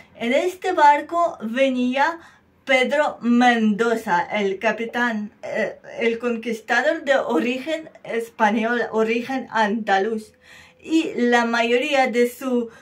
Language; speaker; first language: Spanish; non-native, fluent; Russian